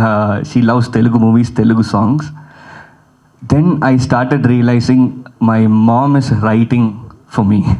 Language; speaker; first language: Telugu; early bilingual, heritage; Telugu